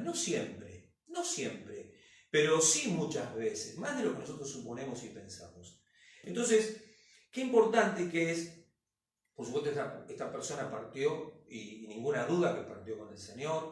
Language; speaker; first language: Spanish; native; Spanish